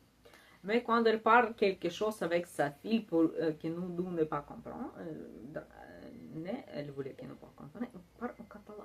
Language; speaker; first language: French; non-native, learner; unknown